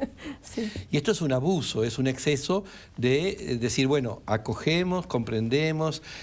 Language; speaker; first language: Spanish; native; Spanish